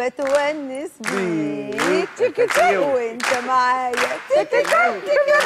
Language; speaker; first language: Arabic; native; Arabic